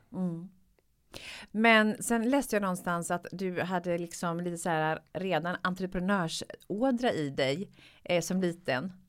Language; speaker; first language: Swedish; native; Swedish